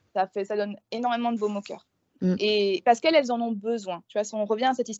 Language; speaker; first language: French; native; French